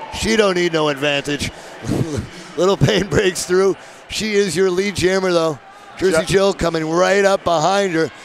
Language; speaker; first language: English; native; English